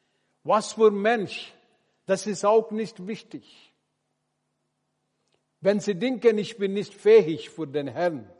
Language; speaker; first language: German; non-native, learner; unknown